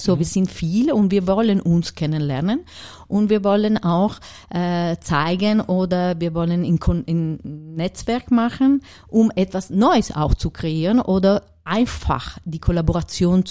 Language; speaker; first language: German; non-native, fluent; Italian